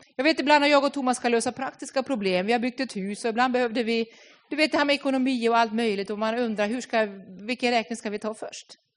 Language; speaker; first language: Swedish; non-native, fluent; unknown